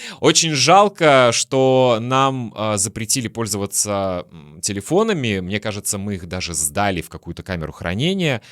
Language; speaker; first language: Russian; native; Russian